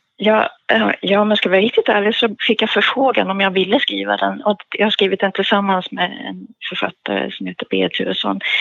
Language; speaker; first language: Swedish; native; Swedish